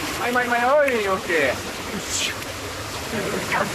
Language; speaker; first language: Japanese; non-native, learner; French